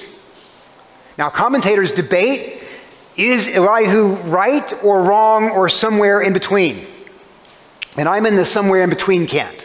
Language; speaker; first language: English; native; English